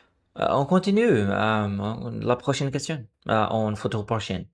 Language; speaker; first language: French; non-native, learner; Portuguese